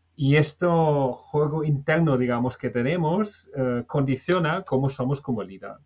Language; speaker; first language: Spanish; non-native, fluent; German